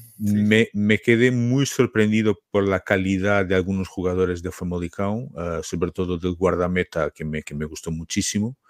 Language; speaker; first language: Spanish; non-native, fluent; Portuguese